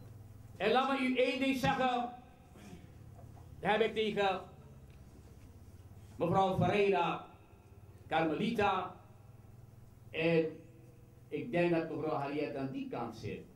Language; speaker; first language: Dutch; non-native, local second language; Caribbean Hindustani